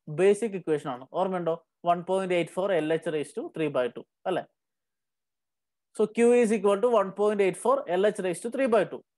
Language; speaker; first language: English; non-native, local second language; Malayalam